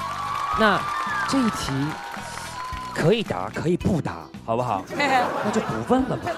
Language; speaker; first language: Chinese; native; Chinese